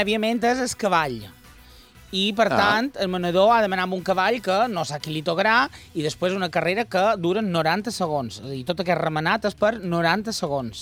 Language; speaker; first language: Catalan; native; Catalan